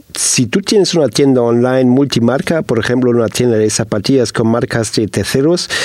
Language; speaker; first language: Spanish; non-native, fluent; German